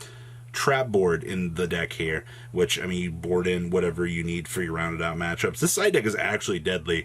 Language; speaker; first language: English; native; English